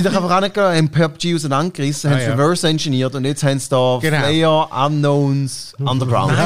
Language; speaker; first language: German; native; German